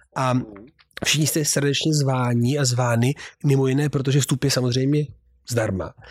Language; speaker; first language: Czech; non-native, fluent; Italian